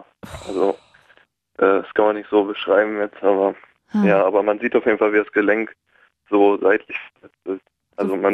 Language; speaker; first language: German; native; German